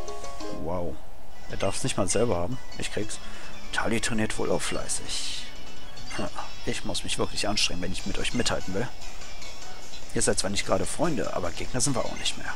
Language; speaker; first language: German; native; German